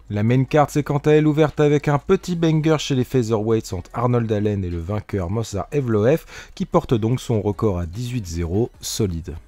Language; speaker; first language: French; native; French